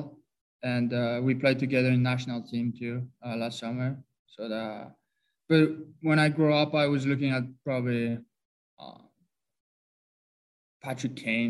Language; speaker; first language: English; non-native, fluent; French